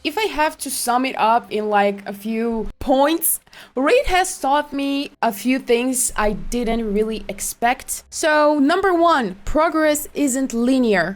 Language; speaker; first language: English; non-native, fluent; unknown